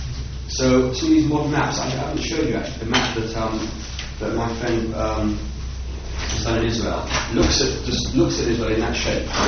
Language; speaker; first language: English; native; English